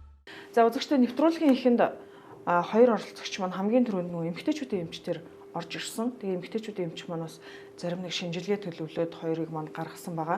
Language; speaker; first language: Mongolian; native; Mongolian